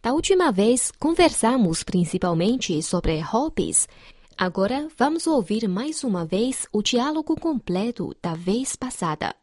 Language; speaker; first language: Portuguese; non-native, fluent; Chinese